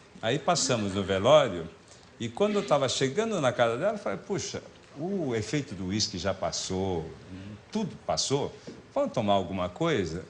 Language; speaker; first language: Portuguese; early bilingual, other home language; Japanese